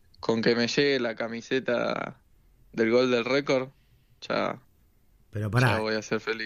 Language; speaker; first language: Spanish; native; Spanish